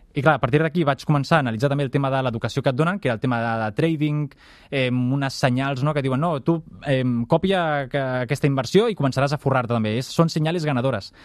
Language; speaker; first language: Catalan; native; Catalan